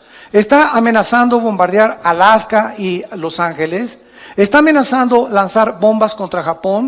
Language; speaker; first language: Spanish; native; Spanish